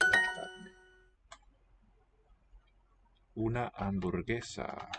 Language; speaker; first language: Spanish; non-native, learner; English